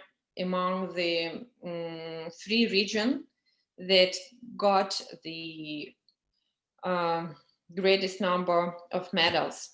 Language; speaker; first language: English; non-native, learner; Russian